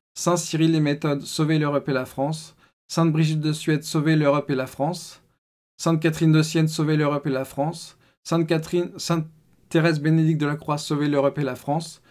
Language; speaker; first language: French; native; French